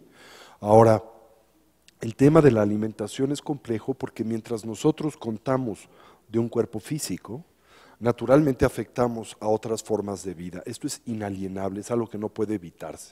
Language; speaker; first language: Spanish; native; Spanish